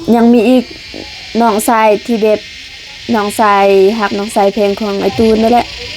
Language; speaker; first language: Lao; native; Lao